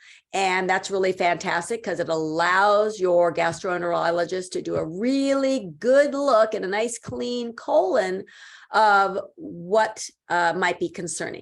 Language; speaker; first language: English; native; English